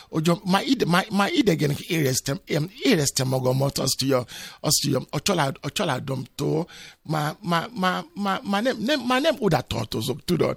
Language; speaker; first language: Hungarian; non-native, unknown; Yoruba